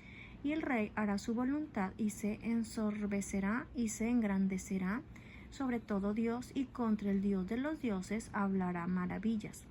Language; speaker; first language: Spanish; native; Spanish